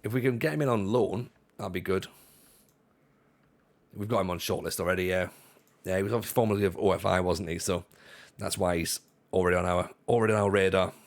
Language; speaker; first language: English; native; English